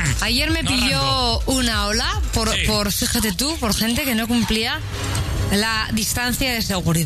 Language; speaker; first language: Spanish; native; Spanish